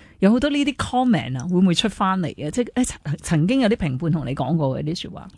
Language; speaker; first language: Cantonese; native; Cantonese